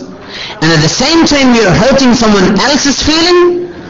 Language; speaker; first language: English; non-native, local second language; Malayalam